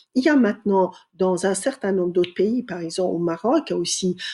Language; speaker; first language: French; non-native, fluent; Persian